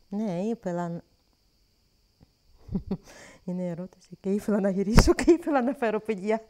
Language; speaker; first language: Greek; non-native, learner; Ukrainian